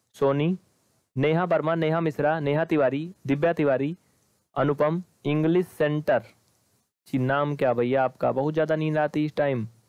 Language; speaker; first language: Hindi; native; Hindi